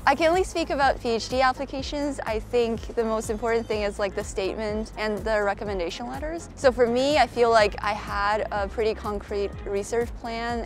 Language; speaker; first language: English; non-native, fluent; Chinese